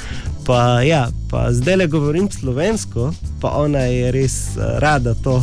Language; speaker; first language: Slovenian; non-native, learner; Arabic